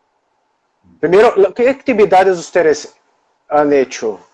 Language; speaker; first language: Spanish; non-native, local second language; Portuguese